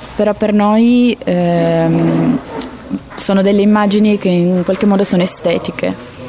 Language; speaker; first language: Italian; native; Italian